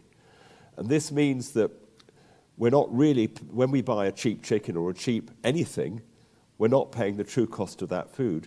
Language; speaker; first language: English; native; English